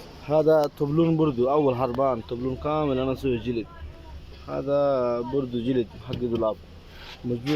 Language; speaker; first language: Arabic; non-native, learner; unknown